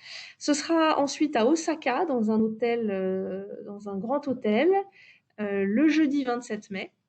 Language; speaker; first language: French; native; French